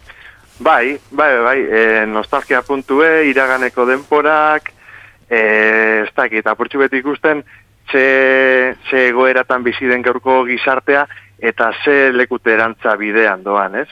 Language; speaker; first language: Basque; native; Basque